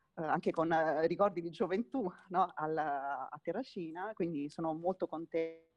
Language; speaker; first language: Italian; non-native, local second language; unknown